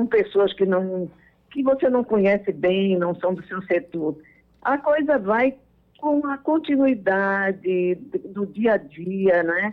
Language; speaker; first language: Portuguese; native; Portuguese